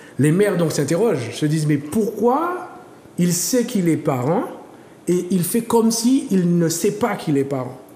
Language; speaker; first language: French; native; French